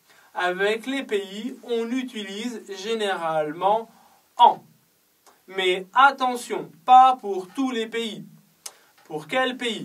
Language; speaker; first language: French; non-native, fluent; Chinese